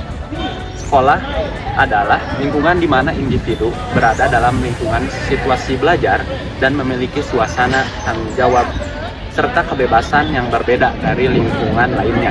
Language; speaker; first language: Indonesian; native; Indonesian